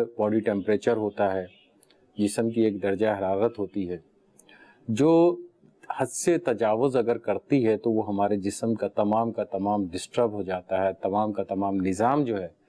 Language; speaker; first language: Urdu; native; Urdu